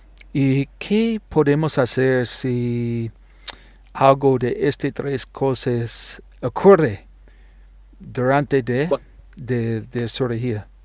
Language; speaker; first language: Spanish; non-native, learner; English